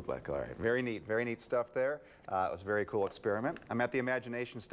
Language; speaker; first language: English; native; English